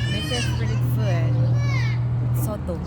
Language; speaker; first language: English; non-native, learner; Indonesian